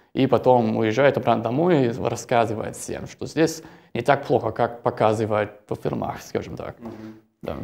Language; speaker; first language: Russian; non-native, fluent; English